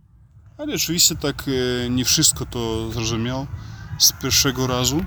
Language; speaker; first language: Polish; non-native, learner; Russian